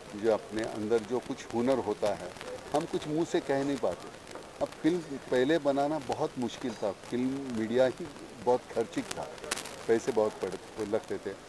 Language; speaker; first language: Hindi; non-native, local second language; Marathi